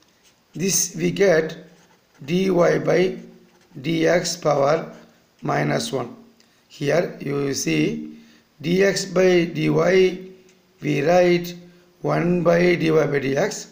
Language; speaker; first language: English; non-native, local second language; Tamil